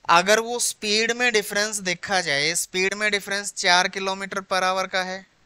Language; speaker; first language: Hindi; non-native, local second language; Punjabi